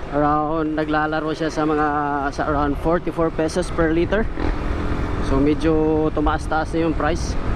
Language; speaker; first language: Filipino; non-native, local second language; Cebuano